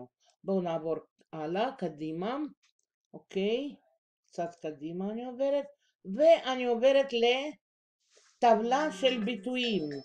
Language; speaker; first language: Hebrew; non-native, fluent; Russian